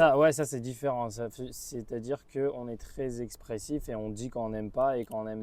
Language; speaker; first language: French; native; French